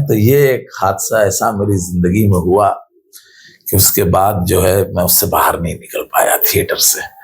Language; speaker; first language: Urdu; native; Urdu